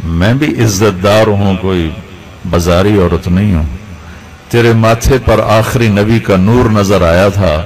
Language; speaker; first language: Urdu; non-native, local second language; Punjabi